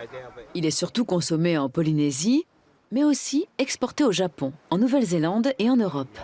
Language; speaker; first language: French; native; French